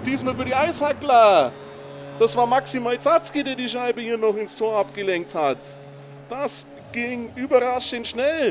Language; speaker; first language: German; native; German